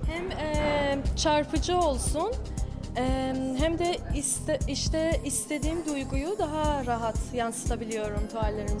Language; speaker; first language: Turkish; non-native, fluent; Persian